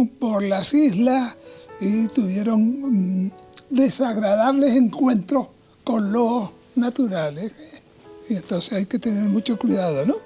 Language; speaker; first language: Spanish; native; Spanish